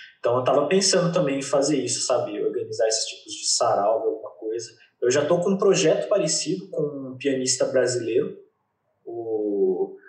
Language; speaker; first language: Portuguese; native; Portuguese